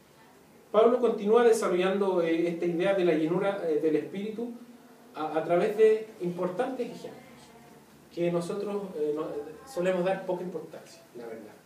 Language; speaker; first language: Spanish; native; Spanish